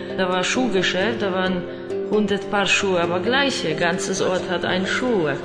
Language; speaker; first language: German; non-native, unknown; Polish